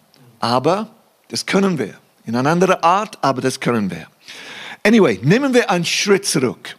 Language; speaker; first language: German; non-native, fluent; English